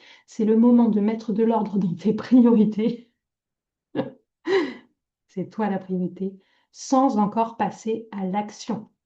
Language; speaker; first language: French; native; French